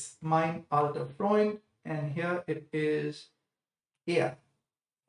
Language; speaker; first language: German; non-native, fluent; English